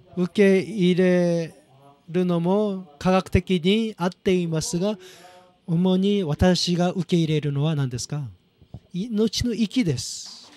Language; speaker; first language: Japanese; non-native, fluent; Korean